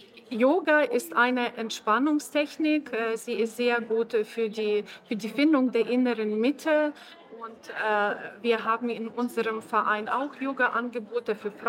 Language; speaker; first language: German; non-native, fluent; Ukrainian